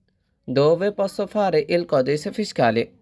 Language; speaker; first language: Italian; non-native, fluent; Bangla